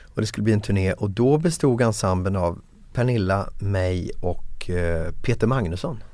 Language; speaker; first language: Swedish; native; Swedish